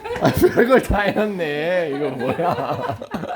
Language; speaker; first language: Korean; native; Korean